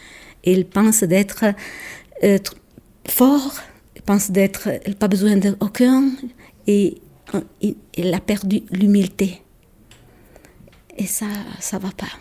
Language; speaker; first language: French; non-native, local second language; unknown